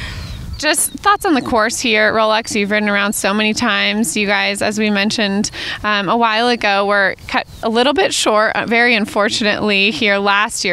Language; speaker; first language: English; native; English